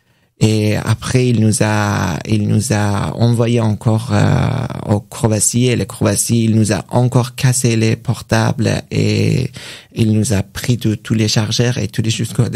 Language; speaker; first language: French; non-native, learner; Persian